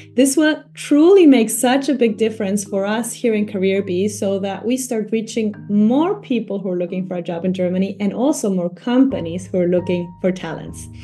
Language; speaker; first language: English; non-native, fluent; Spanish